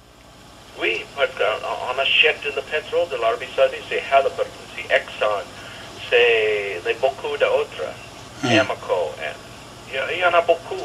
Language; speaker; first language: French; non-native, learner; English